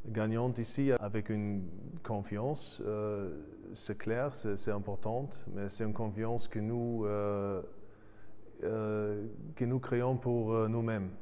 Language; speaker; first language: French; non-native, fluent; German